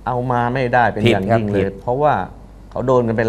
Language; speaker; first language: Thai; native; Thai